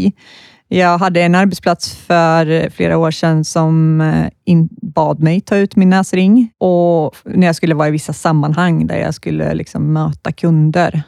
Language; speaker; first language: Swedish; native; Swedish